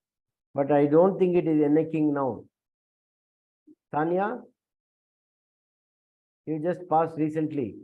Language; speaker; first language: English; non-native, local second language; Kannada